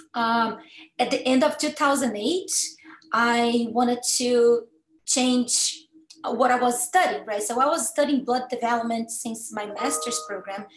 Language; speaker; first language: English; non-native, fluent; Portuguese